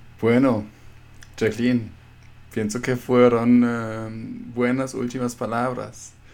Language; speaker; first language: Spanish; non-native, fluent; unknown